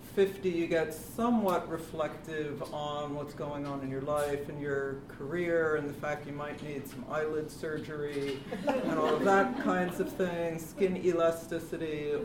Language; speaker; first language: English; native; English